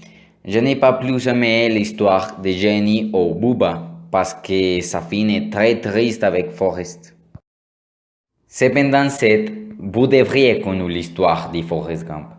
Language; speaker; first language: French; non-native, learner; Spanish